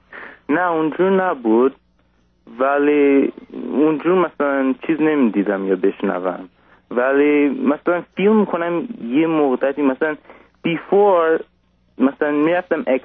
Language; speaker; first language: Persian; early bilingual, heritage; Persian